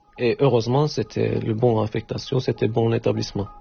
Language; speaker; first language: French; non-native, learner; Turkish